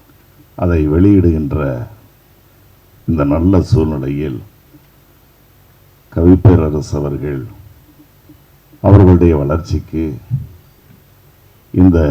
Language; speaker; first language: Tamil; native; Tamil